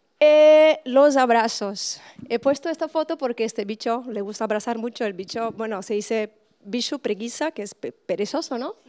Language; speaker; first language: Spanish; non-native, fluent; Portuguese